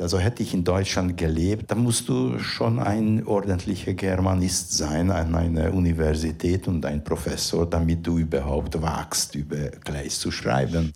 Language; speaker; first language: German; non-native, fluent; Hungarian